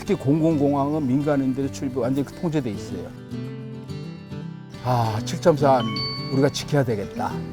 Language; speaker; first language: Korean; native; Korean